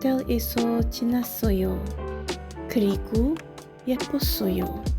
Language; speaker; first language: Korean; non-native, learner; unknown